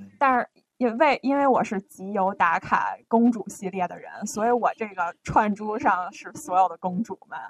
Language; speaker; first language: Chinese; native; Chinese